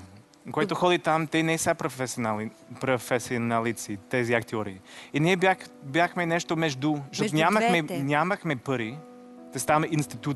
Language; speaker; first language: Bulgarian; non-native, learner; English